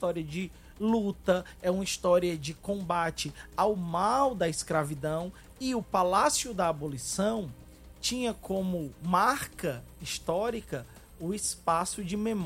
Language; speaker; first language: Portuguese; native; Portuguese